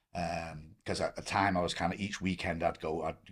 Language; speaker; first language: English; native; English